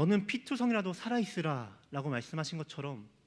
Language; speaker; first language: Korean; native; Korean